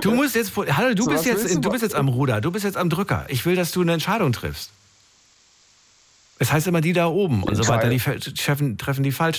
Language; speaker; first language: German; native; German